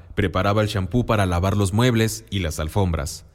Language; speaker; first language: Spanish; non-native, local second language; Mixtepec Mixtec